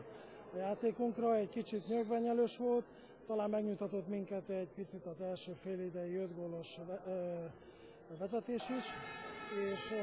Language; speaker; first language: Hungarian; native; Hungarian